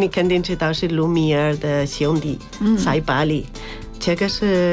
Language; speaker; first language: Chinese; non-native, fluent; Spanish